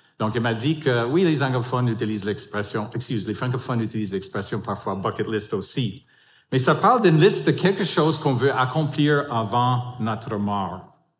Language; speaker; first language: French; non-native, fluent; English